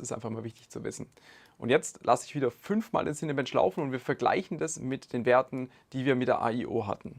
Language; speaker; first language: German; native; German